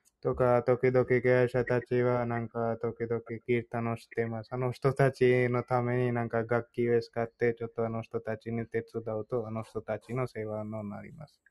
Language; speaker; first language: Japanese; non-native, fluent; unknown